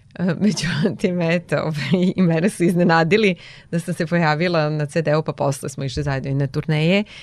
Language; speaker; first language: Serbian; non-native, local second language; Hungarian